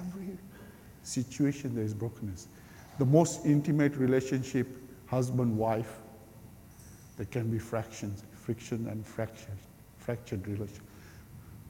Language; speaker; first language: English; non-native, local second language; Gujarati